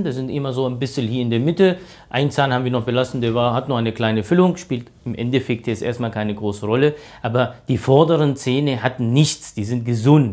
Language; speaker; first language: German; native; German